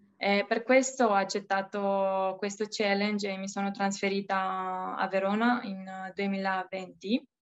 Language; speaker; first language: Italian; non-native, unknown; Romanian